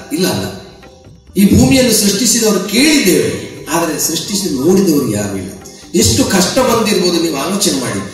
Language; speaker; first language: Kannada; non-native, local second language; Tulu